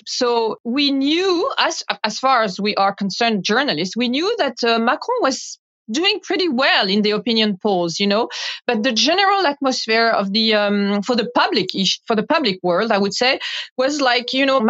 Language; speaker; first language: English; non-native, fluent; French